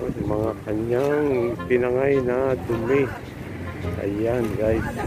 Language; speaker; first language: Filipino; native; Filipino